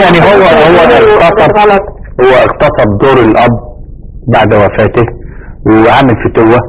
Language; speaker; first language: Arabic; native; Arabic